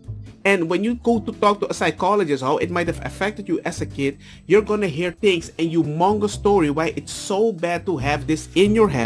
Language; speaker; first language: English; non-native, fluent; Spanish